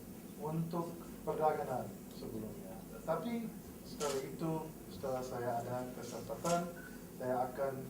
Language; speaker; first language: Indonesian; non-native, fluent; English